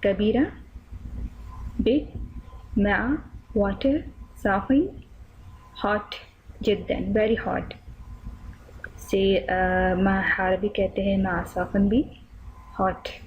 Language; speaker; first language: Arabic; non-native, learner; Urdu